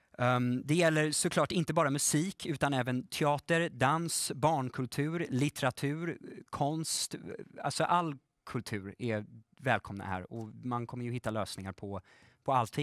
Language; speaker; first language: Swedish; native; Swedish